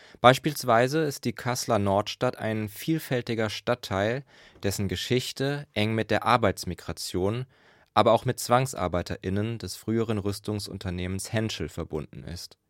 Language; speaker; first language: German; native; German